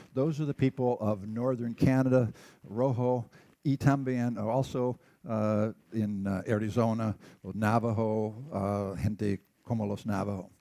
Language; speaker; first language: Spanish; non-native, learner; English